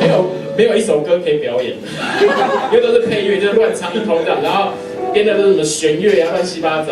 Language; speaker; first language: Chinese; native; Chinese